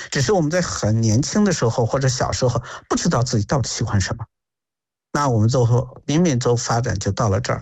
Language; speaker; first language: Chinese; native; Chinese